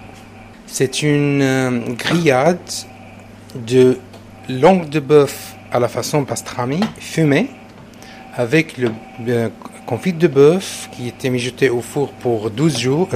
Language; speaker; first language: French; non-native, learner; Arabic